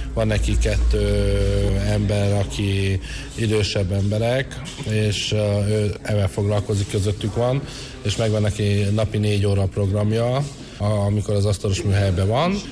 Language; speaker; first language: Hungarian; non-native, local second language; Romany